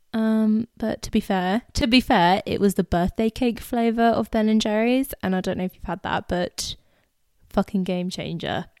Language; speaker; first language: English; native; English